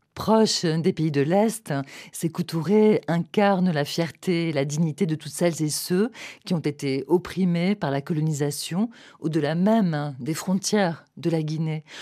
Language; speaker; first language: French; native; French